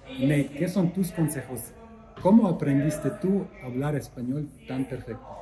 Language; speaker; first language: Spanish; non-native, fluent; German